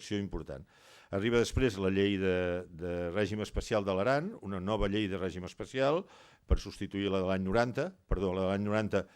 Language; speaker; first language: Catalan; non-native, local second language; Occitan